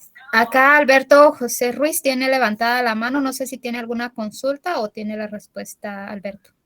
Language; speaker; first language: Spanish; native; Spanish